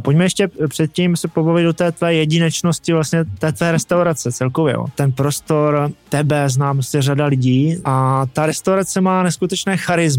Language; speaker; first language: Czech; native; Czech